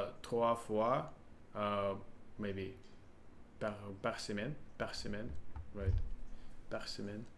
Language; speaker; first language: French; non-native, learner; Russian